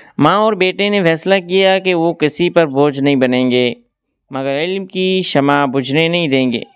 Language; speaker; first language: Urdu; non-native, local second language; Kachhi